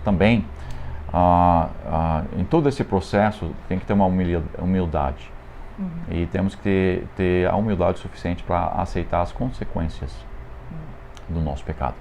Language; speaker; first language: Portuguese; non-native, fluent; English